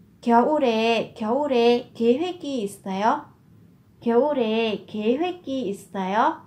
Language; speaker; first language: Korean; non-native, fluent; Vietnamese